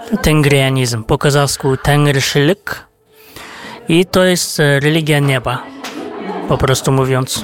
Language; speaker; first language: Polish; non-native, fluent; Kazakh